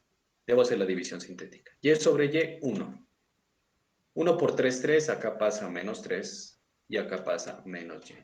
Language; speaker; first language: Spanish; native; Spanish